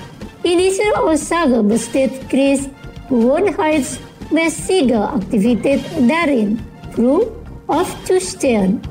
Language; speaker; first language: German; non-native, fluent; Indonesian